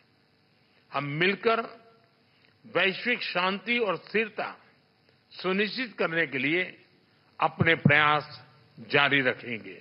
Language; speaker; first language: Hindi; native; Hindi